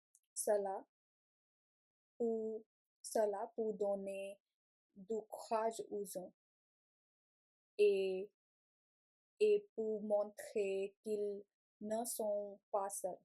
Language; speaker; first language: French; non-native, learner; Punjabi